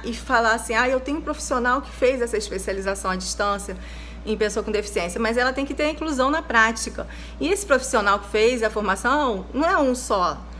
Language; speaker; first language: Portuguese; native; Portuguese